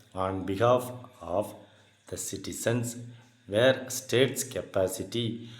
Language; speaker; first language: English; non-native, local second language; Tamil